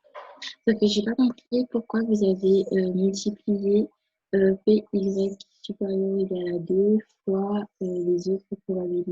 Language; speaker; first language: French; native; French